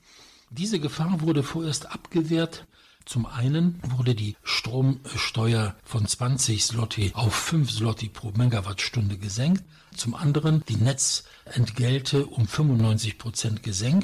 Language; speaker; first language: German; non-native, fluent; Polish